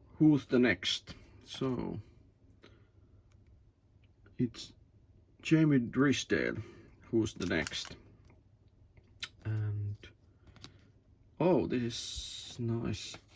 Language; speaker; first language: English; non-native, learner; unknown